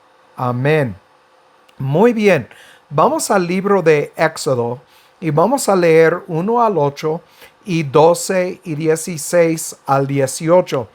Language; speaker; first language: Spanish; non-native, fluent; English